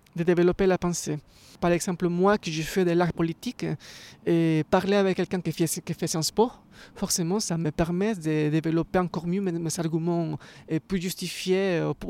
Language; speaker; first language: French; non-native, fluent; Spanish